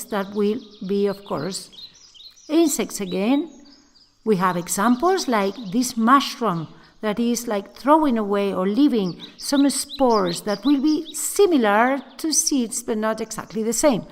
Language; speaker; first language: English; non-native, fluent; Spanish